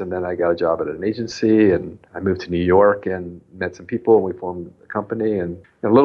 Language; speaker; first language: English; native; English